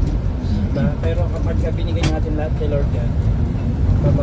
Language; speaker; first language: Filipino; native; Filipino